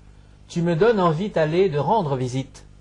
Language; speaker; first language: French; non-native, fluent; Chinese